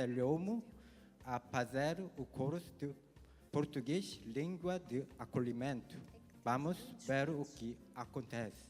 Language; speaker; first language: Portuguese; non-native, learner; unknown